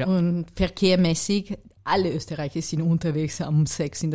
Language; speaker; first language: German; non-native, fluent; Italian